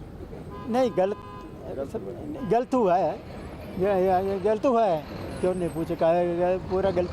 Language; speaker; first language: Hindi; non-native, local second language; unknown